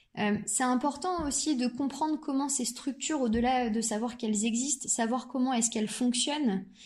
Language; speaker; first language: French; native; French